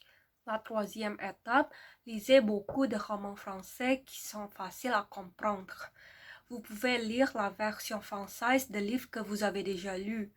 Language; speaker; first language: French; non-native, fluent; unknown